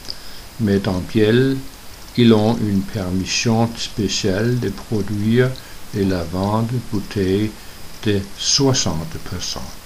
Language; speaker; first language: French; non-native, learner; Danish